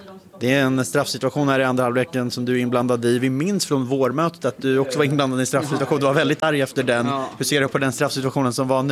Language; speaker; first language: Swedish; native; Swedish